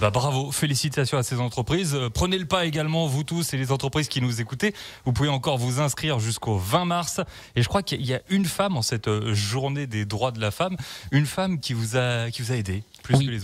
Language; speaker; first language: French; native; French